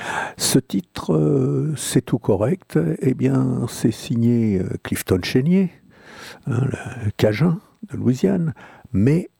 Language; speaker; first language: French; native; French